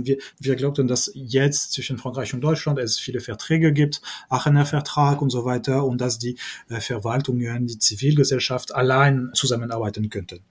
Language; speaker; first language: German; non-native, fluent; French